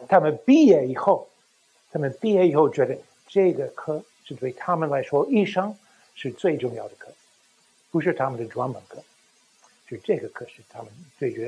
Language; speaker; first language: Chinese; non-native, fluent; English